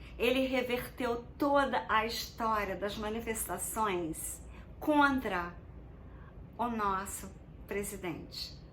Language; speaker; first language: Portuguese; native; Portuguese